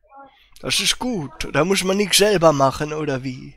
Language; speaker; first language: German; native; German